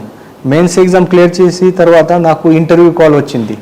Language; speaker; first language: Telugu; non-native, learner; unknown